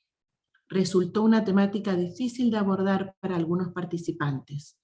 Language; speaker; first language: Spanish; native; Spanish